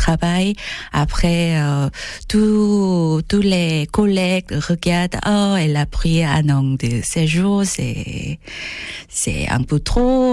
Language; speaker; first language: French; non-native, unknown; Korean